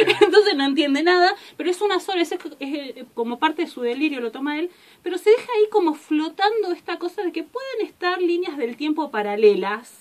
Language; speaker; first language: Spanish; native; Spanish